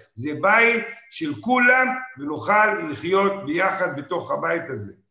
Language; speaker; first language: Hebrew; non-native, local second language; Arabic